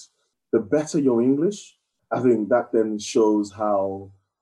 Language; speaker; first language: English; native; English